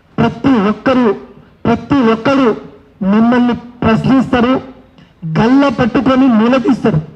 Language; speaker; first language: Telugu; non-native, local second language; Lambadi